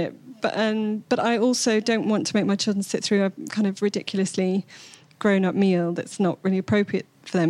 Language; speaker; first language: English; native; English